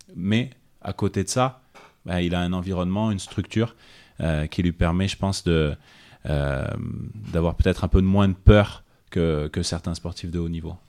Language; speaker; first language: French; native; French